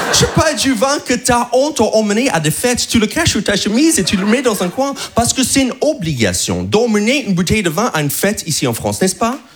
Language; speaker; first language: French; non-native, fluent; English